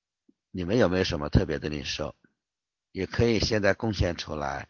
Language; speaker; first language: Chinese; native; Chinese